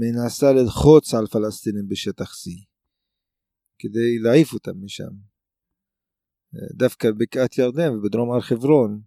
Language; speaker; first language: Hebrew; non-native, local second language; Arabic